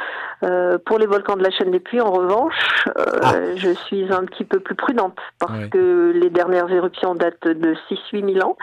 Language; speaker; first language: French; native; French